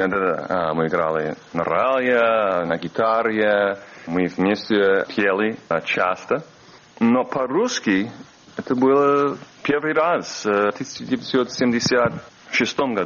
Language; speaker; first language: Russian; non-native, learner; English